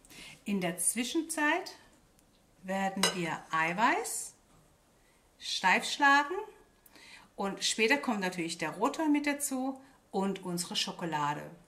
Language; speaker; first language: German; native; German